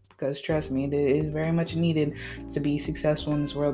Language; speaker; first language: English; native; English